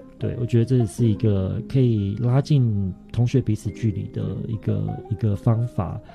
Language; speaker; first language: Chinese; native; Chinese